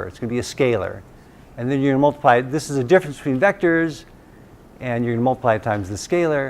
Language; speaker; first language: English; native; English